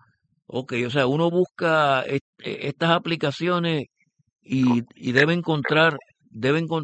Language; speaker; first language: Spanish; native; Spanish